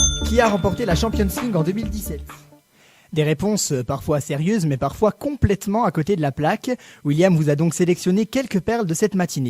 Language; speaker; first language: French; native; French